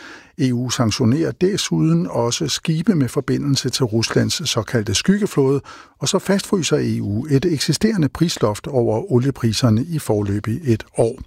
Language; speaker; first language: Danish; native; Danish